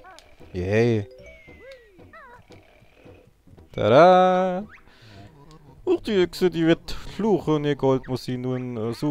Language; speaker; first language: German; native; German